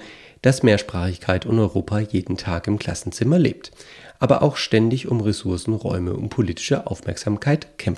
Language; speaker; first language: German; native; German